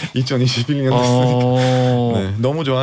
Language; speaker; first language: Korean; non-native, fluent; Bulgarian